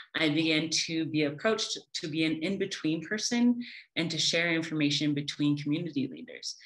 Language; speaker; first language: English; native; English